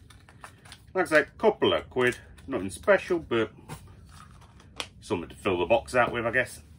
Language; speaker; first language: English; native; English